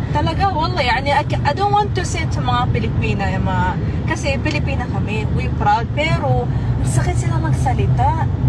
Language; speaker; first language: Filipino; early bilingual, heritage; Arabic